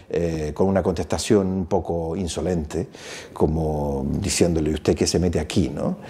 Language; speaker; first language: Spanish; native; Spanish